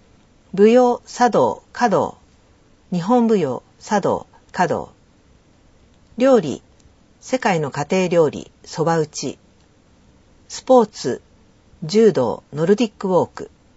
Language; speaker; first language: Japanese; native; Japanese